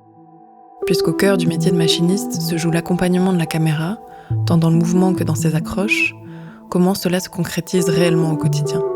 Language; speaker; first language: French; native; French